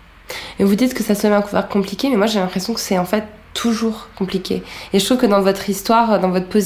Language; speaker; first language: French; native; French